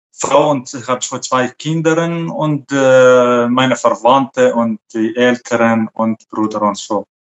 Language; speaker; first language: German; non-native, fluent; Arabic